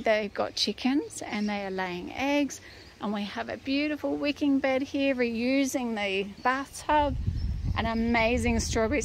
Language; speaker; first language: English; native; English